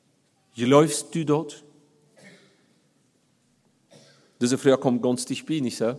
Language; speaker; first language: German; non-native, learner; Plautdietsch